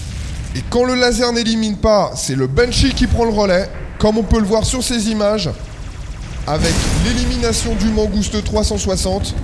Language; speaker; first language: French; native; French